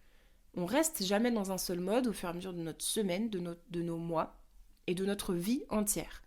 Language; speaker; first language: French; native; French